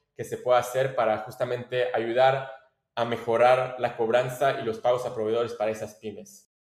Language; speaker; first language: Spanish; non-native, fluent; French